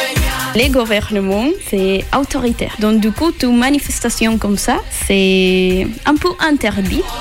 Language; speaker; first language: French; non-native, learner; Spanish